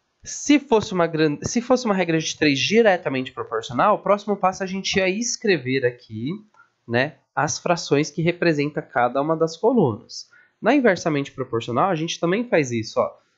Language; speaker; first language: Portuguese; native; Portuguese